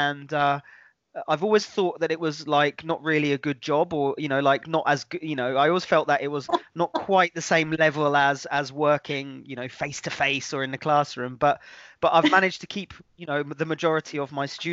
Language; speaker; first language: English; native; English